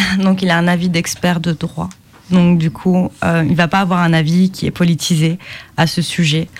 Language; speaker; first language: French; early bilingual, other home language; Arabic